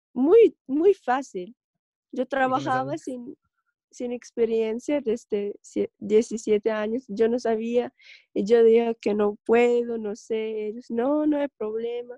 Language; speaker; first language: Spanish; non-native, learner; Russian